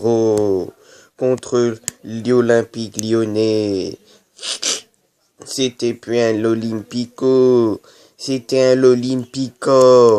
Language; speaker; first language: French; native; French